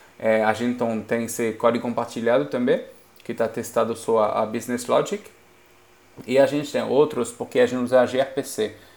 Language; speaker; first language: Portuguese; non-native, fluent; French